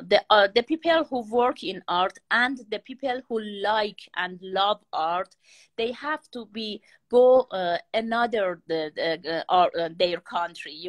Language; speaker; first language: English; non-native, learner; Persian